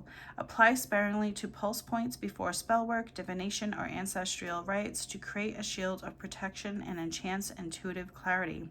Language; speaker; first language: English; native; English